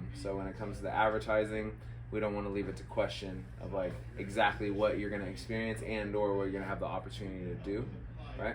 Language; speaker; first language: English; native; English